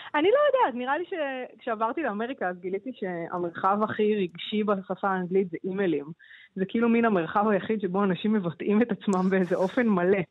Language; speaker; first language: Hebrew; native; Hebrew